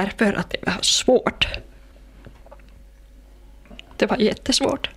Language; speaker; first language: Swedish; non-native, fluent; Finnish